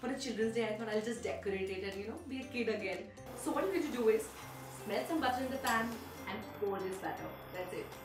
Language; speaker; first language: English; non-native, local second language; Hindi